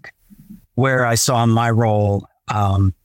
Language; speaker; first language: English; native; English